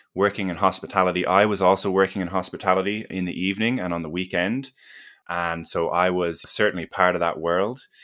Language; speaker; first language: English; native; English